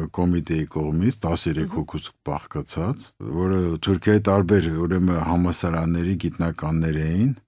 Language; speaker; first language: Armenian; native; Armenian